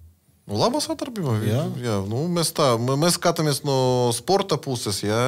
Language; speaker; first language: Latvian; non-native, learner; Russian